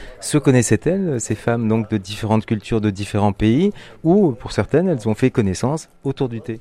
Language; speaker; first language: French; native; French